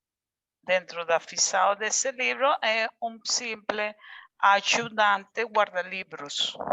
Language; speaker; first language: Portuguese; non-native, learner; Spanish